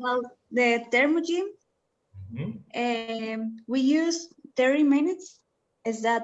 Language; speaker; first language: English; non-native, learner; Spanish